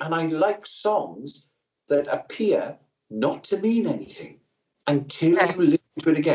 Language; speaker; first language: English; native; English